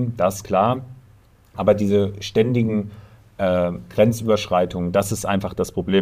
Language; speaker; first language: German; native; German